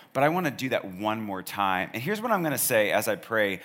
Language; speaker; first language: English; native; English